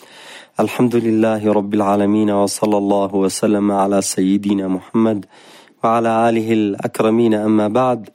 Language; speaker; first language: Arabic; native; Arabic